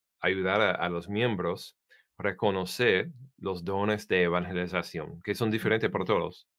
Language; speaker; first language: Spanish; non-native, learner; English